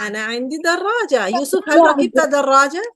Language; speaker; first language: Arabic; non-native, fluent; Urdu